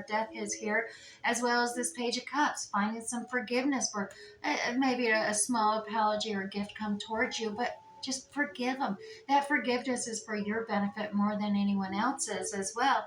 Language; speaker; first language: English; native; English